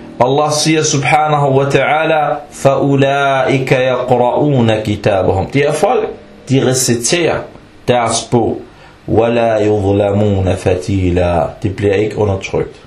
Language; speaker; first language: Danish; early bilingual, other home language; Arabic